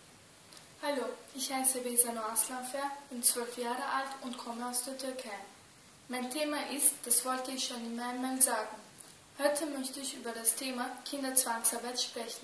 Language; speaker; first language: German; early bilingual, other home language; Turkish